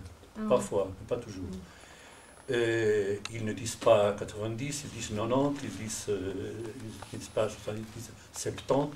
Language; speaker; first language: French; non-native, fluent; Spanish